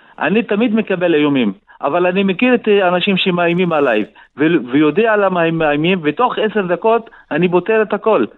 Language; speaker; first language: Hebrew; non-native, local second language; Arabic